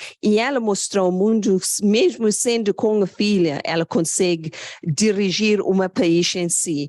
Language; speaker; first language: Portuguese; non-native, fluent; English